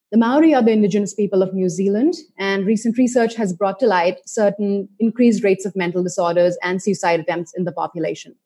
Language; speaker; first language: English; non-native, local second language; Hindi